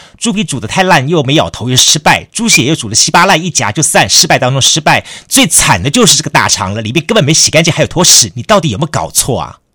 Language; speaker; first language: Chinese; native; Chinese